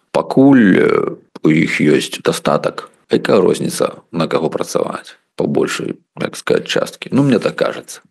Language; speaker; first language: Belarusian; non-native, local second language; Russian